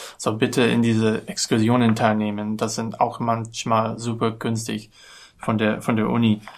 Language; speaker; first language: German; non-native, learner; English